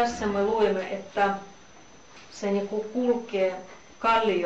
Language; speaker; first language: Finnish; non-native, learner; Russian